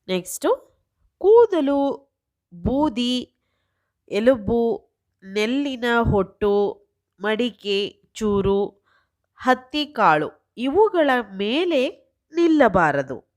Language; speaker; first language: Kannada; native; Kannada